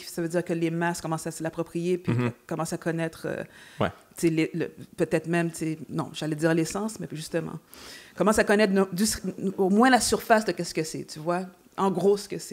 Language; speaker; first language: French; native; French